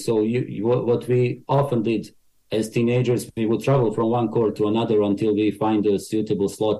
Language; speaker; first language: English; non-native, fluent; Bosnian